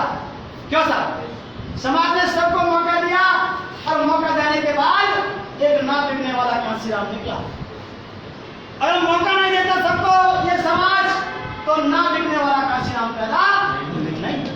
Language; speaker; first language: Hindi; native; Hindi